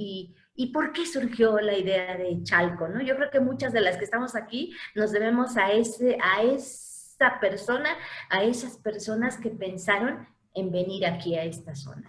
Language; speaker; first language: Spanish; native; Spanish